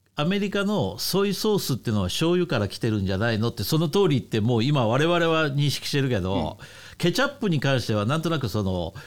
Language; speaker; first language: Japanese; native; Japanese